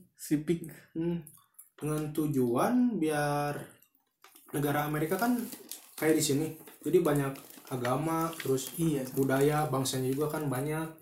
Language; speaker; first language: Indonesian; native; Indonesian